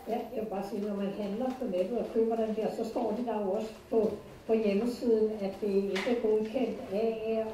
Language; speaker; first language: Danish; native; Danish